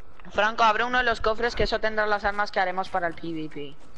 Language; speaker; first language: Spanish; early bilingual, heritage; Spanish